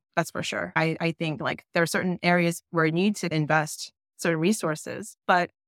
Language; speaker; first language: English; native; English